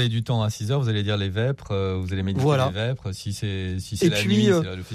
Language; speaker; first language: French; native; French